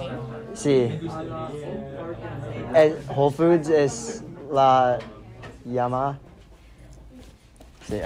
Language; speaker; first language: Spanish; non-native, learner; English